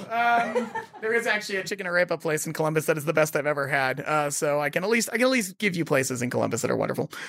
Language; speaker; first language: English; native; English